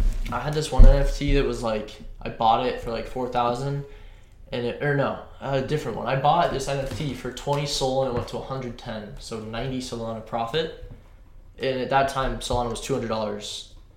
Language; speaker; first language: English; native; English